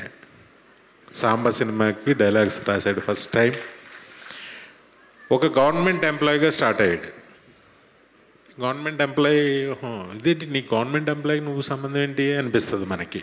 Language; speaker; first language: Telugu; native; Telugu